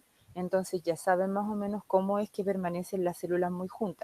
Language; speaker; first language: Spanish; native; Spanish